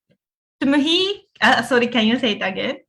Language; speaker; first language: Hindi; non-native, fluent; Japanese